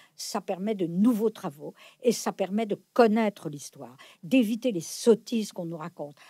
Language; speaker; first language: French; native; French